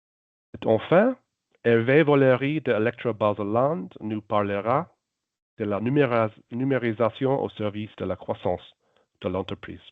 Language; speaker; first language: French; non-native, local second language; German